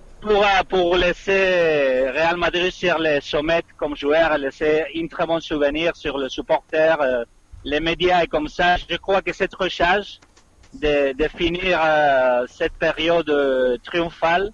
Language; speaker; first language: French; non-native, fluent; Spanish